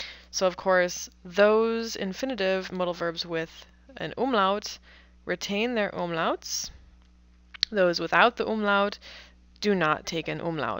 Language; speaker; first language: English; native; English